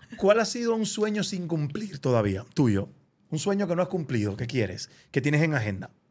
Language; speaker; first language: Spanish; native; Spanish